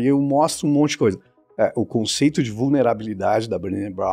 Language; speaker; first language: Portuguese; native; Portuguese